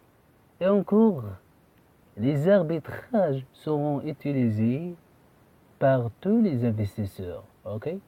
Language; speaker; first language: French; non-native, fluent; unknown